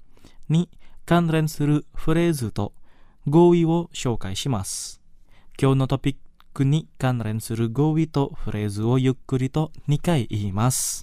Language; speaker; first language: Japanese; non-native, fluent; Indonesian